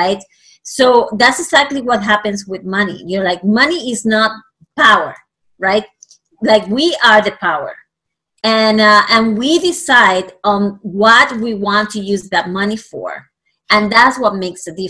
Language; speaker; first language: English; non-native, fluent; Spanish